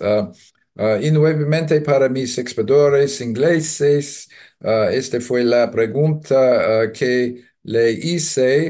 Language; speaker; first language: Spanish; non-native, learner; English